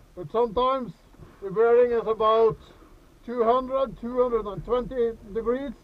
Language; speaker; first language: English; non-native, fluent; Norwegian